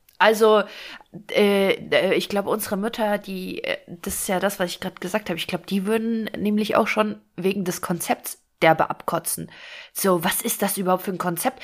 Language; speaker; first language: German; early bilingual, other home language; Russian